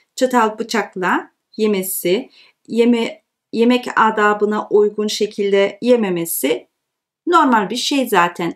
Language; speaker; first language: Turkish; early bilingual, heritage; Turkish